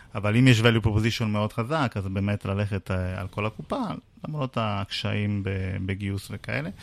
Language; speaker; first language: Hebrew; non-native, fluent; Italian